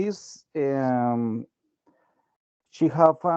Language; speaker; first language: English; non-native, learner; Spanish